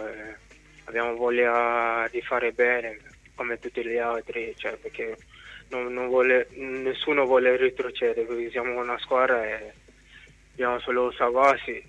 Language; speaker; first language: Italian; non-native, fluent; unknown